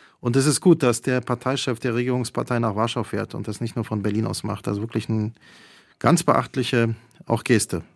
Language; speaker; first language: German; early bilingual, other home language; Polish